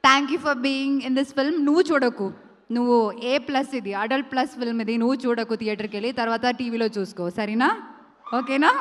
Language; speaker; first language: Telugu; non-native, local second language; Malayalam